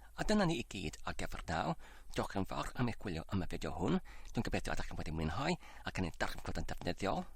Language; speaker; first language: Welsh; non-native, learner; English